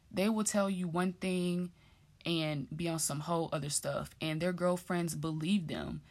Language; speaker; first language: English; native; English